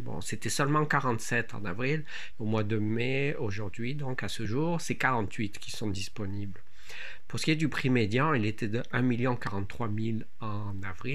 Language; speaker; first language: French; native; French